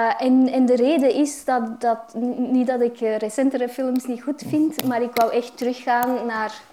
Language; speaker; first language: Dutch; early bilingual, other home language; Romanian